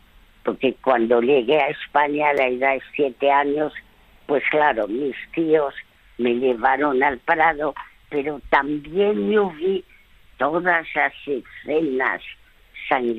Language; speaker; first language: Spanish; early bilingual, other home language; French